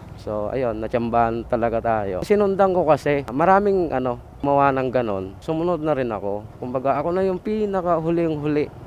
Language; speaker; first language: Filipino; native; Filipino